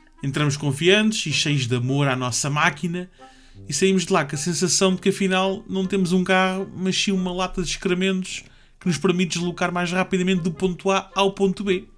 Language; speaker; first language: Portuguese; native; Portuguese